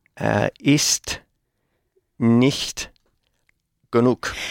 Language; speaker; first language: German; non-native, learner; Spanish